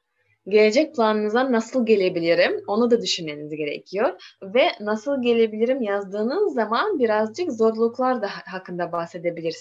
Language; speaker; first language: Turkish; non-native, learner; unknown